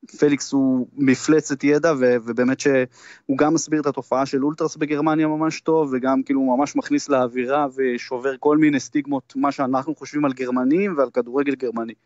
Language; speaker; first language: Hebrew; native; Hebrew